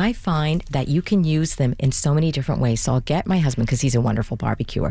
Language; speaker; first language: English; native; English